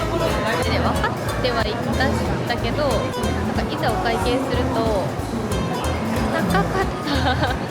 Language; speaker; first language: Japanese; native; Japanese